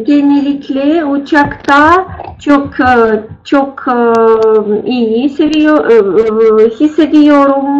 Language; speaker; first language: Turkish; non-native, learner; Russian